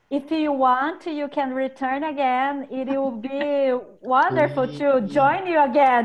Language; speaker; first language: English; non-native, fluent; Portuguese